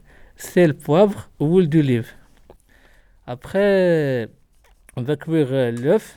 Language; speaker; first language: French; non-native, learner; Arabic